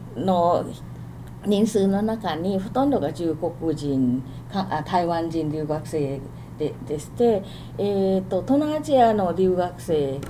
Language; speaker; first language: Japanese; non-native, fluent; Thai